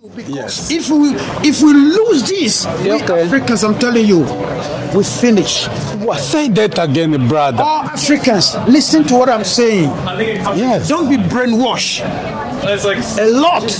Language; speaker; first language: English; non-native, local second language; Ga